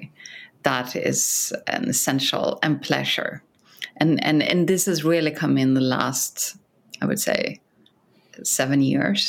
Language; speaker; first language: English; non-native, fluent; Swedish